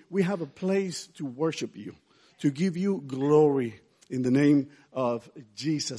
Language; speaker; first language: English; non-native, fluent; Spanish